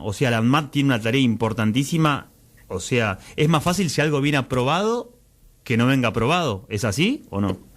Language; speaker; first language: Spanish; native; Spanish